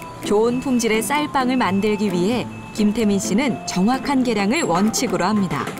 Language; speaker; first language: Korean; native; Korean